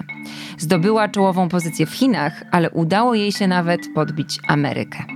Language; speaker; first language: Polish; native; Polish